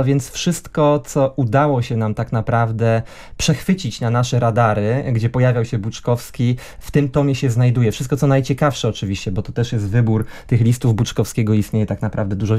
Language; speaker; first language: Polish; native; Polish